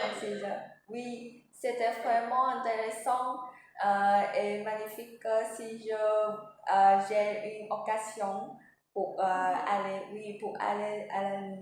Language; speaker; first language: French; non-native, learner; Vietnamese